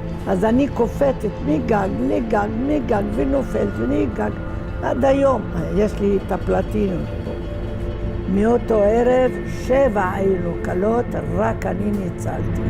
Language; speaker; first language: Hebrew; non-native, fluent; Arabic